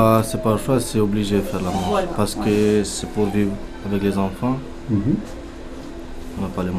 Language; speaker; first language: French; non-native, learner; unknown